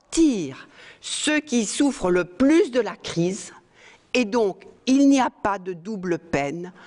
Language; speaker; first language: French; native; French